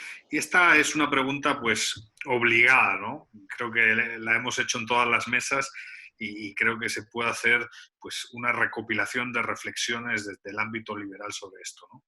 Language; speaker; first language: Spanish; native; Spanish